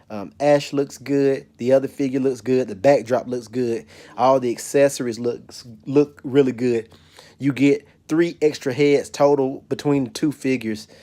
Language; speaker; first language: English; native; English